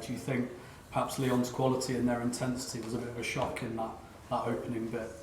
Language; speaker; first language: English; native; English